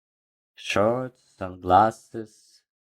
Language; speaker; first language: English; non-native, learner; Ukrainian